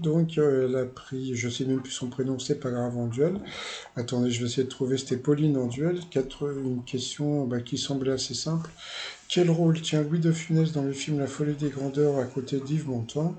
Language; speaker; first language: French; native; French